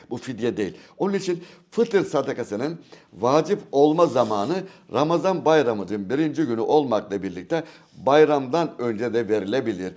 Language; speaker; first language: Turkish; native; Turkish